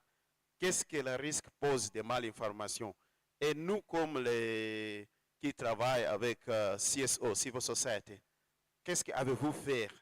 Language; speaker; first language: French; non-native, learner; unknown